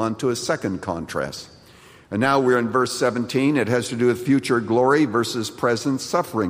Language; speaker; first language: English; native; English